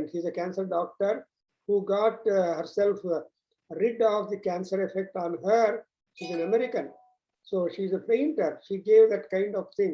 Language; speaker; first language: English; non-native, local second language; Telugu